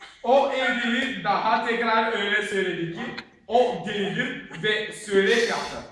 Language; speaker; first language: Turkish; non-native, learner; Bulgarian